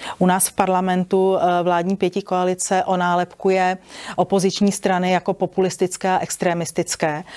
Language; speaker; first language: Czech; native; Czech